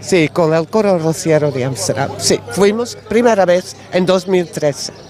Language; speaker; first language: Spanish; non-native, learner; Dutch